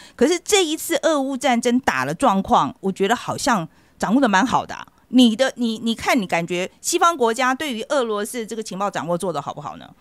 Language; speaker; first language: Chinese; native; Chinese